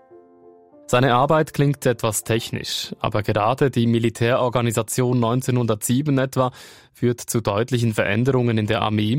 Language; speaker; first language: German; native; German